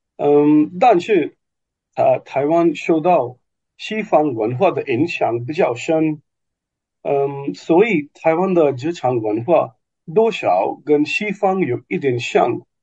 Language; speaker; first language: Chinese; non-native, learner; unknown